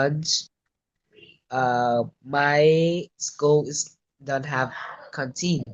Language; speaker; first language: English; non-native, learner; Vietnamese